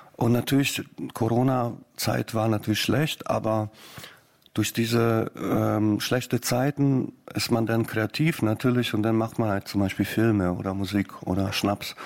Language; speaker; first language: German; non-native, fluent; Bosnian